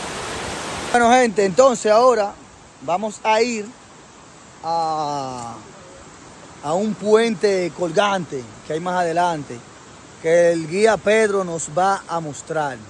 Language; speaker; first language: Spanish; native; Spanish